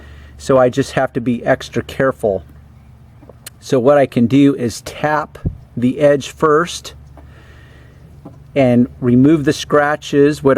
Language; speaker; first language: English; native; English